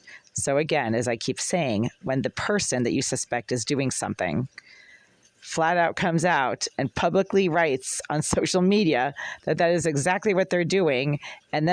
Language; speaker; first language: English; native; English